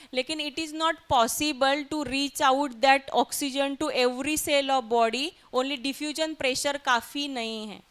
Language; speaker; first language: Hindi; non-native, local second language; Marathi